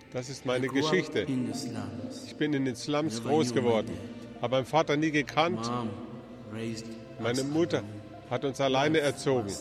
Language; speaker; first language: German; early bilingual, heritage; German